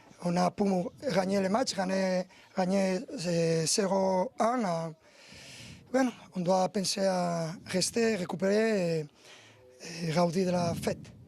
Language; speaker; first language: French; non-native, learner; Spanish